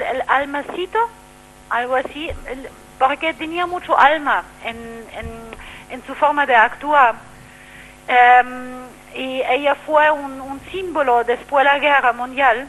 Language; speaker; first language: Spanish; non-native, fluent; German